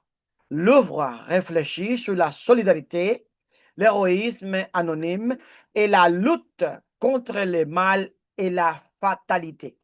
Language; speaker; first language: French; non-native, learner; Spanish